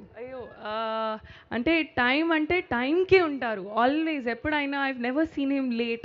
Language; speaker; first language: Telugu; non-native, learner; Hindi